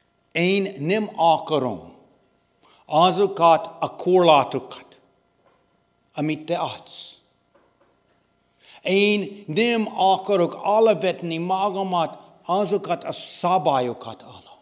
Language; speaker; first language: Hungarian; non-native, learner; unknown